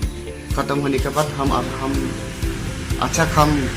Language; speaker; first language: Hindi; non-native, local second language; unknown